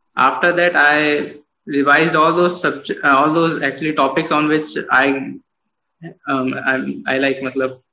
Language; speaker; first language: English; non-native, local second language; Hindi